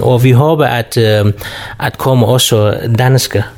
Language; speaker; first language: Danish; non-native, fluent; Kurdish